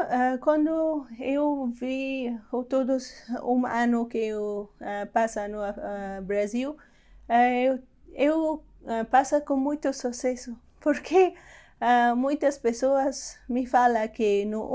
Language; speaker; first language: Portuguese; non-native, learner; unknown